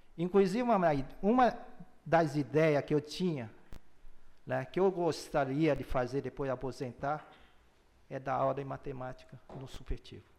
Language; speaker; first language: Portuguese; early bilingual, other home language; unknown